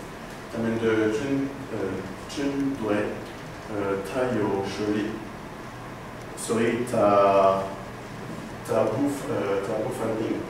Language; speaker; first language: Chinese; non-native, learner; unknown